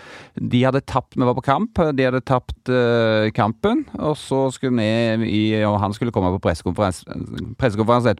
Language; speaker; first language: Norwegian; native; Norwegian